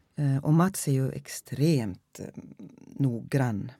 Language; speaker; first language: Swedish; native; Swedish